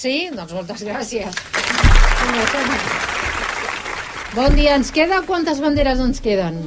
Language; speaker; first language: Catalan; native; Catalan